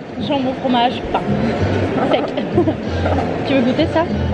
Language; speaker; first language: French; native; French